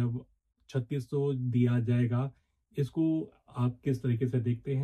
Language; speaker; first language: Hindi; native; Hindi